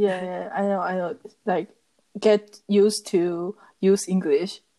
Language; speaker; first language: English; non-native, learner; Chinese